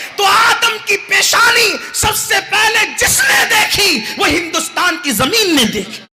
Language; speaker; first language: Urdu; native; Urdu